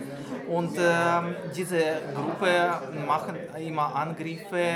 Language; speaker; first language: German; non-native, learner; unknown